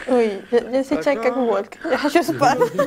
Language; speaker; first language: Russian; non-native, learner; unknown